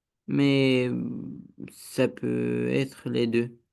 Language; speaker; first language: French; non-native, learner; Romanian